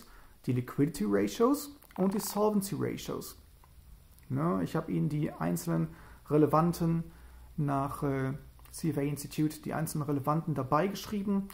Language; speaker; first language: German; native; German